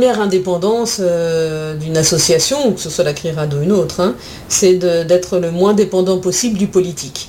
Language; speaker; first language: French; native; French